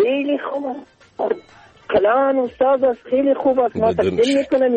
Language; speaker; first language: Persian; non-native, local second language; Pashto